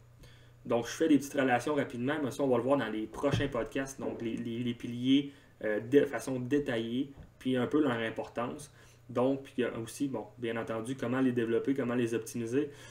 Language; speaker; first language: French; native; French